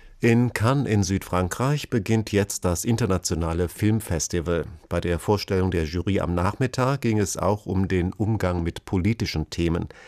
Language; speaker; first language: German; native; German